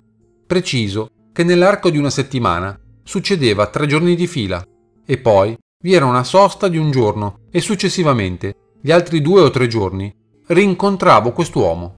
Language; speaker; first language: Italian; native; Italian